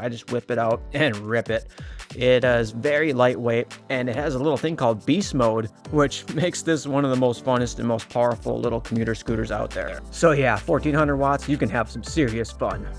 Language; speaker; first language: English; native; English